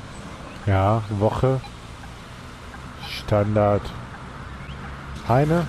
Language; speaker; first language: German; native; German